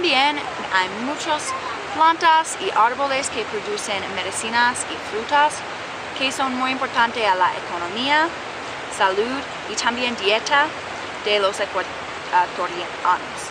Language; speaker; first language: Spanish; non-native, learner; English